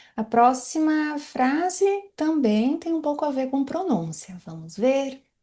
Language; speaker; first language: Portuguese; native; Portuguese